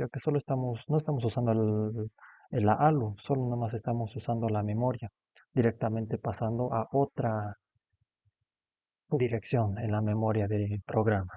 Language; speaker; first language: Spanish; native; Spanish